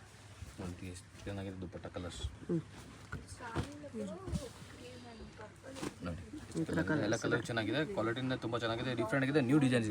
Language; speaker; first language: Kannada; non-native, local second language; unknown